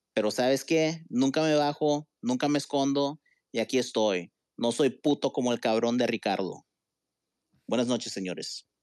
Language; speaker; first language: Spanish; early bilingual, heritage; Spanish